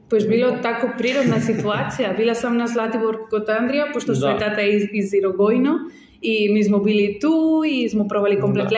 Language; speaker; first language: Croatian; non-native, learner; Spanish